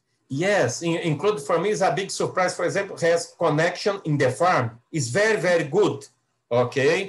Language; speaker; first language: English; non-native, learner; Portuguese